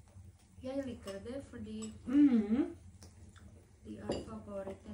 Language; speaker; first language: Norwegian; non-native, learner; Indonesian